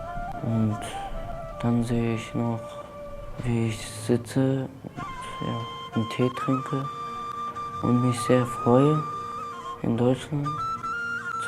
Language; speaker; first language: German; early bilingual, other home language; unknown